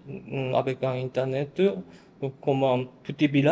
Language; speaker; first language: French; non-native, learner; Japanese